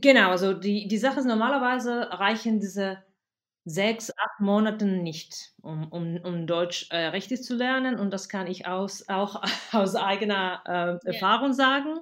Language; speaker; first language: German; non-native, fluent; Spanish